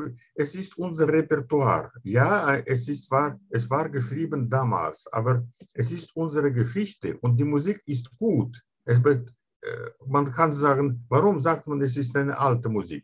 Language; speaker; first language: German; non-native, fluent; Russian